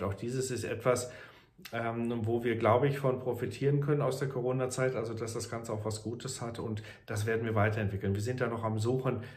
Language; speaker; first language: German; native; German